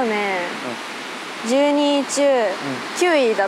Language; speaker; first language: Japanese; native; Japanese